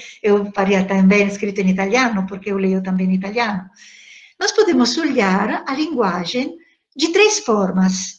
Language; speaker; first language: Portuguese; non-native, fluent; Italian